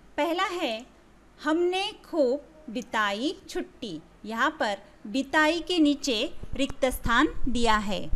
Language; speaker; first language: Hindi; non-native, local second language; Marathi